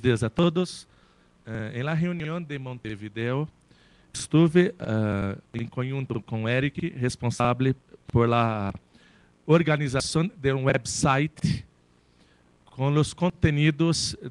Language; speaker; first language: Spanish; non-native, learner; Portuguese